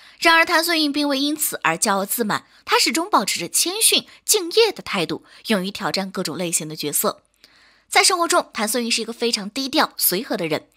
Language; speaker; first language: Chinese; native; Chinese